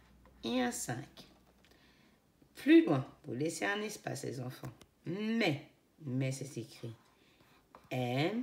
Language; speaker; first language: French; native; French